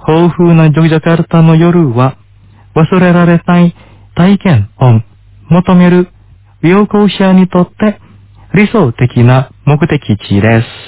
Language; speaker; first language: Japanese; non-native, fluent; Indonesian